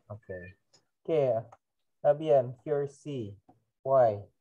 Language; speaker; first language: English; non-native, fluent; Indonesian